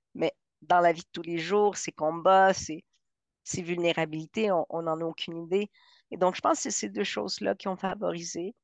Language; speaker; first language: French; early bilingual, other home language; Spanish